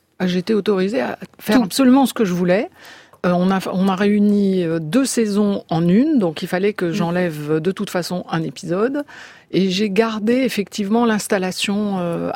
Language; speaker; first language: French; native; French